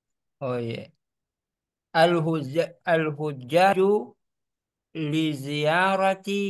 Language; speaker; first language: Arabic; non-native, learner; Indonesian